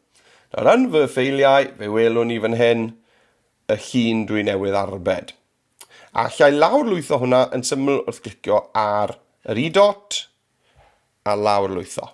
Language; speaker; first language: Welsh; native; Welsh